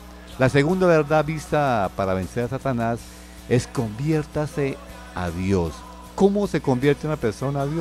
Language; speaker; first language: Spanish; native; Spanish